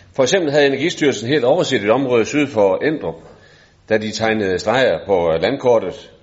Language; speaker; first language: Danish; native; Danish